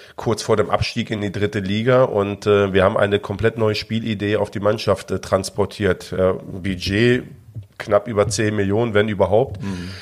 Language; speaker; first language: German; native; German